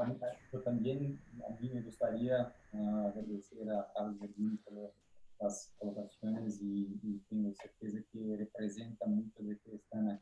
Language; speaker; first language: Spanish; non-native, learner; Portuguese